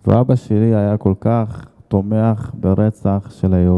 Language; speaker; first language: Hebrew; non-native, fluent; Arabic